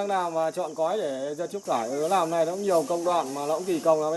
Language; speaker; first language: Vietnamese; native; Vietnamese